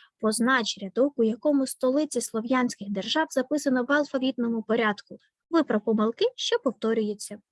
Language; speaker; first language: Ukrainian; native; Ukrainian